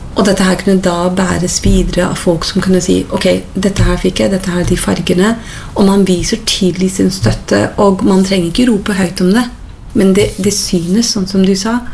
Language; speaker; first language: Norwegian; non-native, fluent; English